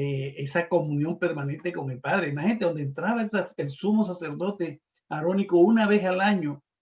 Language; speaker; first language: Spanish; native; Spanish